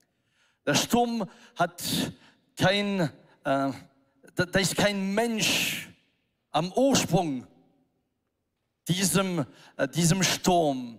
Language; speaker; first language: German; non-native, fluent; French